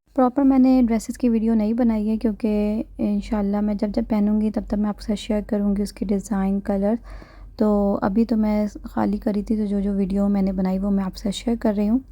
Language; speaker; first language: Urdu; native; Urdu